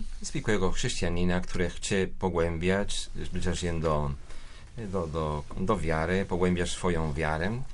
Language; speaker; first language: Polish; non-native, fluent; Spanish